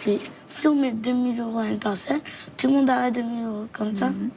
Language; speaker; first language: French; early bilingual, other home language; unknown